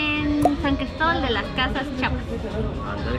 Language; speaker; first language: Spanish; native; Spanish